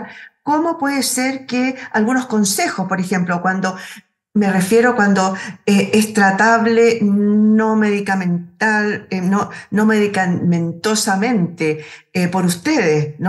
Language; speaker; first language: Spanish; native; Spanish